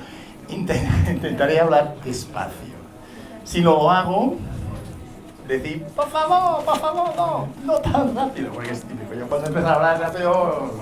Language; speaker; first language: Spanish; non-native, fluent; Italian